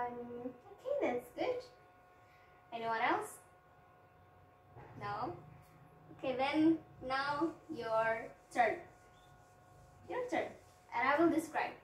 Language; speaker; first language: English; non-native, fluent; Indonesian